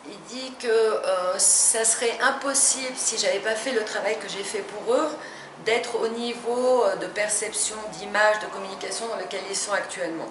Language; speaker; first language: French; non-native, fluent; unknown